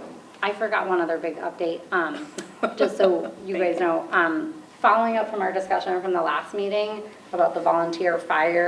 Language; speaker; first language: English; native; English